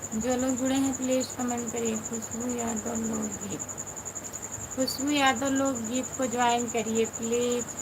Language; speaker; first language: Hindi; native; Hindi